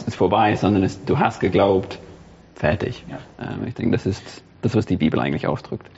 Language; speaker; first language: German; non-native, fluent; English